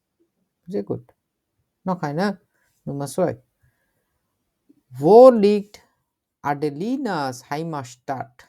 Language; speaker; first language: German; non-native, learner; Bangla